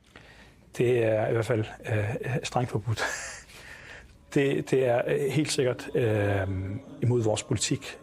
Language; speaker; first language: Danish; non-native, fluent; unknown